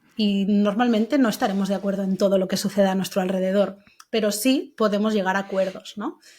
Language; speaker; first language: Spanish; native; Spanish